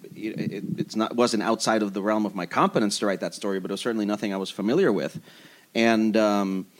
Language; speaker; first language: English; early bilingual, other home language; Spanish